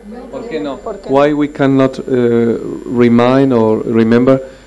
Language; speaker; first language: Spanish; native; Spanish